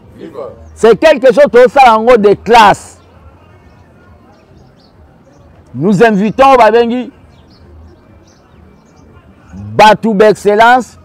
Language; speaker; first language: French; non-native, local second language; Lingala